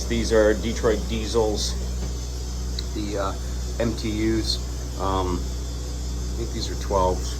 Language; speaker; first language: English; native; English